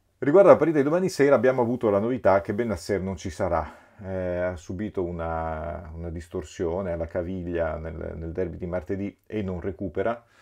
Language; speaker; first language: Italian; native; Italian